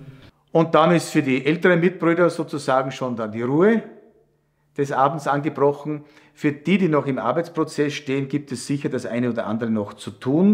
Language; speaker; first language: German; native; German